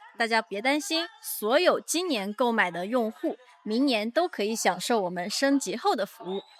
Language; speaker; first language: Chinese; native; Chinese